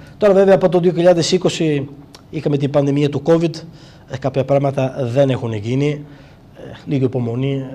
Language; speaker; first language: Greek; non-native, fluent; Italian